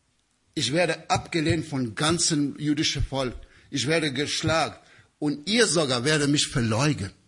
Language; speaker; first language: German; non-native, learner; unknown